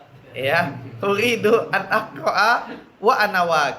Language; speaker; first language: Arabic; non-native, fluent; Indonesian